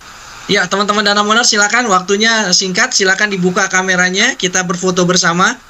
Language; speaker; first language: Indonesian; native; Indonesian